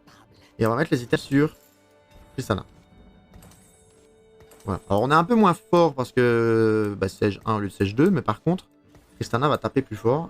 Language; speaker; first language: French; native; French